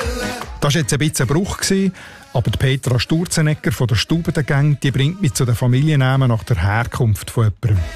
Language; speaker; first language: German; native; German